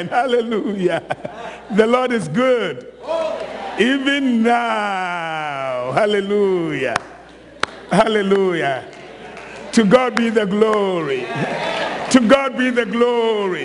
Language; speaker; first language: English; non-native, local second language; Akan